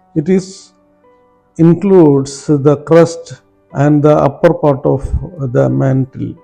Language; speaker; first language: English; non-native, local second language; Malayalam